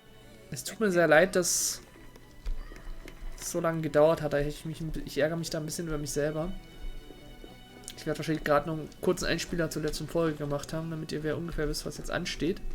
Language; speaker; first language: German; native; German